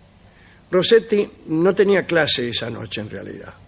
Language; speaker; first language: Spanish; native; Spanish